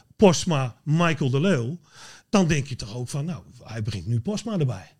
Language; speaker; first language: Dutch; native; Dutch